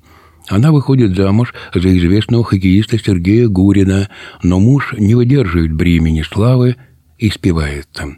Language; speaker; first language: Russian; native; Russian